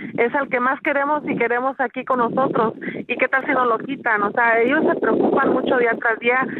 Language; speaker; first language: Spanish; early bilingual, heritage; Spanish